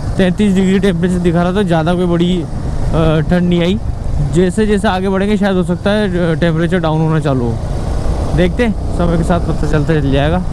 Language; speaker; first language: Hindi; native; Hindi